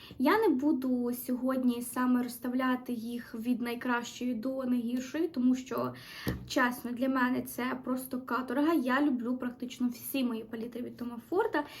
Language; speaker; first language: Ukrainian; non-native, local second language; Russian